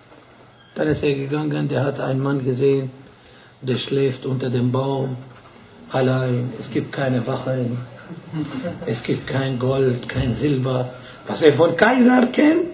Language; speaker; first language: German; non-native, fluent; Arabic